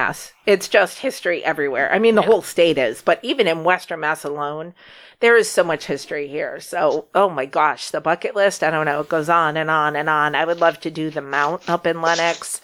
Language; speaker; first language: English; native; English